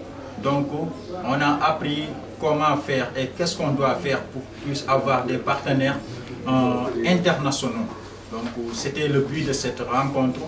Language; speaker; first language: French; non-native, local second language; Wolof